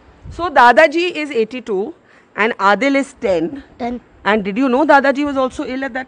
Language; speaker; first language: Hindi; native; Hindi